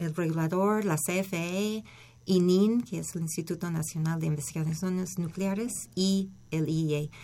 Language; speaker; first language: Spanish; non-native, fluent; English